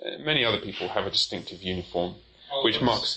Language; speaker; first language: English; native; English